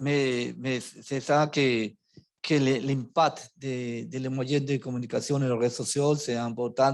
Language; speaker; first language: French; non-native, fluent; Spanish